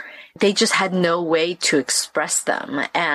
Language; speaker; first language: English; early bilingual, other home language; Korean